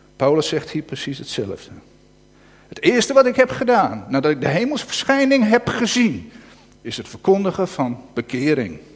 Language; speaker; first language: Dutch; native; Dutch